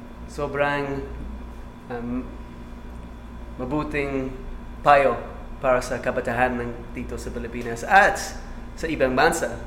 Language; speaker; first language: Filipino; non-native, learner; English